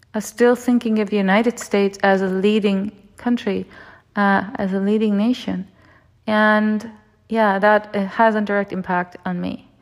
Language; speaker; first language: English; non-native, fluent; German